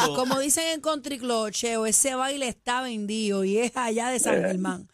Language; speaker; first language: Spanish; native; Spanish